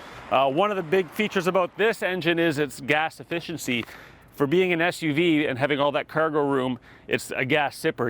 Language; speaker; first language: English; native; English